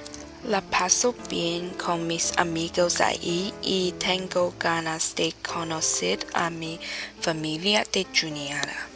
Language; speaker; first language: Spanish; non-native, learner; Chinese